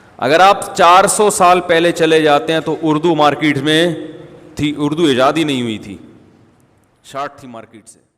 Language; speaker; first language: Urdu; native; Urdu